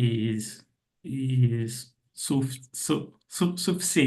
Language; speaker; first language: English; non-native, learner; Portuguese